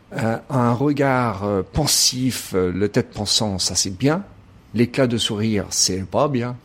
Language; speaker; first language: French; non-native, fluent; English